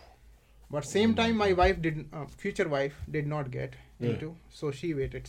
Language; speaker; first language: English; non-native, local second language; Hindi